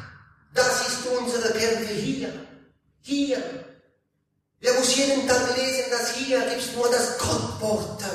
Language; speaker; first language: German; non-native, learner; Italian